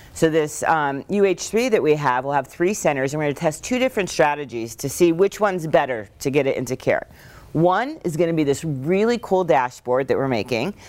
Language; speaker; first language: English; native; English